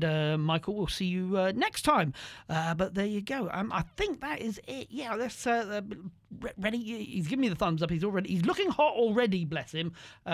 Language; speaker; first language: English; native; English